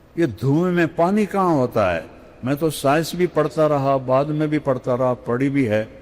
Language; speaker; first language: Urdu; non-native, local second language; Punjabi